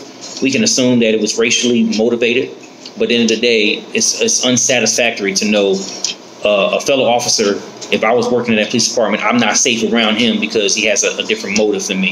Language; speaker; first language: English; native; English